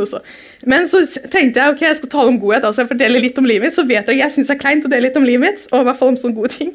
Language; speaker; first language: Norwegian; native; Norwegian